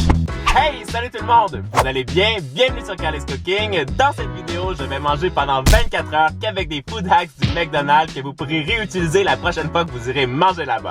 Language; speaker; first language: French; native; French